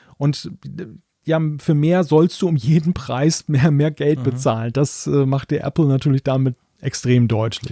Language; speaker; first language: German; native; German